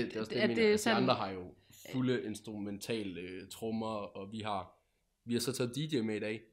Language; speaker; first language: Danish; native; Danish